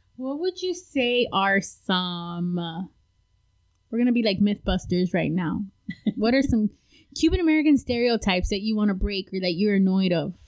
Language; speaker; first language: English; early bilingual, other home language; Spanish